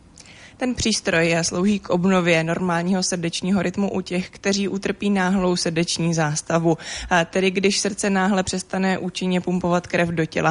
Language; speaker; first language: Czech; native; Czech